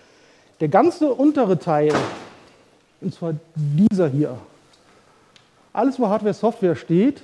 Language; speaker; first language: German; native; German